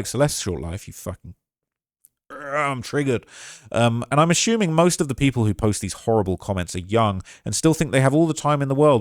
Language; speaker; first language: English; native; English